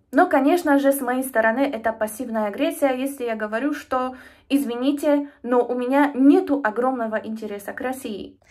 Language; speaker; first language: Russian; non-native, fluent; Polish